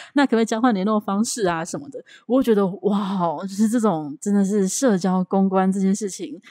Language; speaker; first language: Chinese; native; Chinese